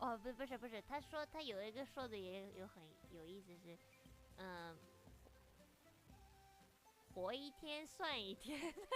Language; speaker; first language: Chinese; early bilingual, heritage; Chinese